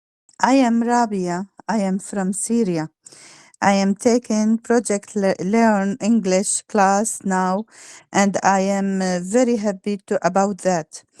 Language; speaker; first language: English; non-native, learner; Arabic